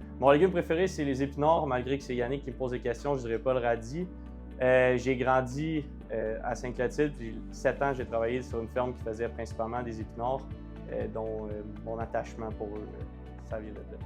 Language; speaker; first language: French; native; French